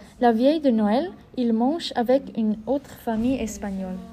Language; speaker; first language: French; non-native, learner; German